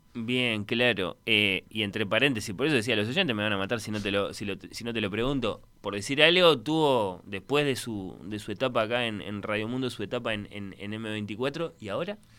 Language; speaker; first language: Spanish; native; Spanish